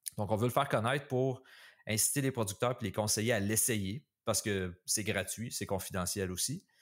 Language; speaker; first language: French; native; French